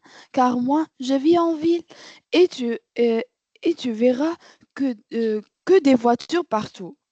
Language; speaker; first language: French; non-native, learner; Arabic